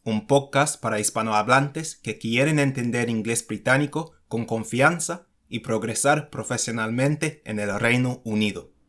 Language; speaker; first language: Spanish; non-native, fluent; English